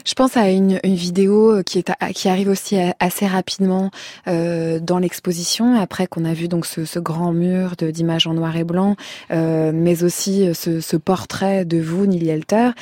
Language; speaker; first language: French; native; French